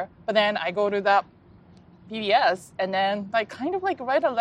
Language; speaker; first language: English; non-native, fluent; Japanese